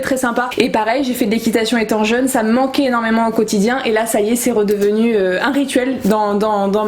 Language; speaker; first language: French; native; French